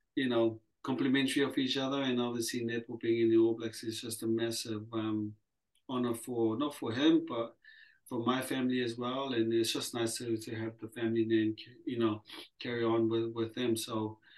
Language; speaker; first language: English; early bilingual, other home language; Samoan